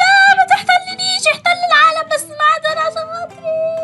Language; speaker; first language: Arabic; native; Arabic